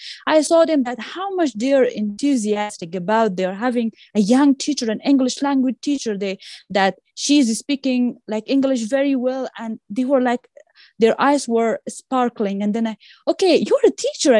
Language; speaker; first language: English; non-native, fluent; Persian